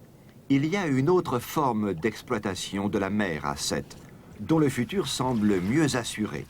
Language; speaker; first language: French; native; French